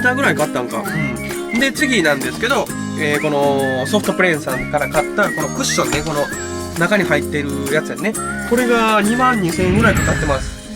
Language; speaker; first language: Japanese; native; Japanese